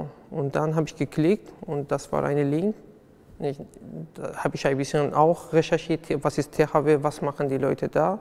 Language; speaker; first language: German; non-native, fluent; Persian